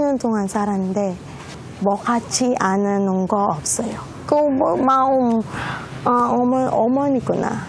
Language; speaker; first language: Korean; non-native, learner; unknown